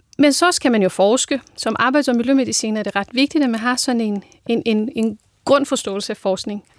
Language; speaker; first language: Danish; non-native, fluent; Portuguese